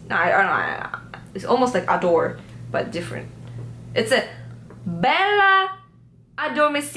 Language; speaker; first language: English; non-native, fluent; Russian